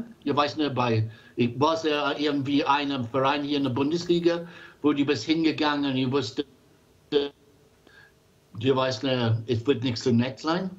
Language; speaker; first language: German; non-native, learner; English